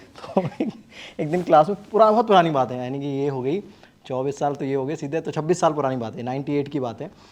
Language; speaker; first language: Hindi; native; Hindi